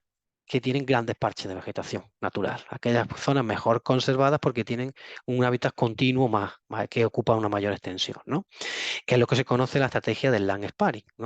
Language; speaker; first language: Spanish; native; Spanish